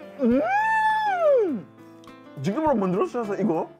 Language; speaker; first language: Korean; non-native, fluent; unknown